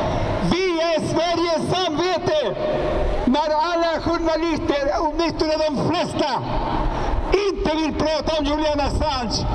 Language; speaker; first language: Swedish; non-native, fluent; Spanish